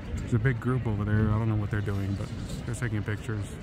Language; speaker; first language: English; native; English